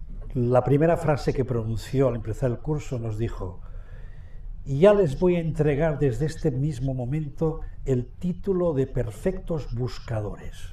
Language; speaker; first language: Spanish; native; Spanish